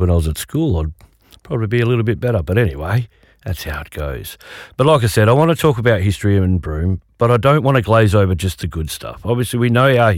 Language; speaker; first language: English; native; English